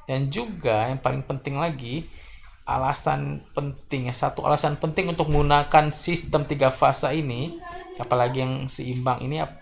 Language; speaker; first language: Indonesian; native; Indonesian